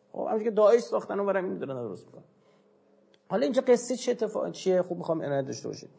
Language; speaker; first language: Persian; non-native, local second language; Azerbaijani